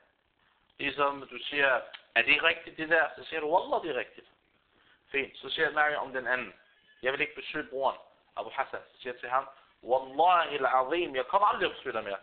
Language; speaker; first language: Danish; non-native, fluent; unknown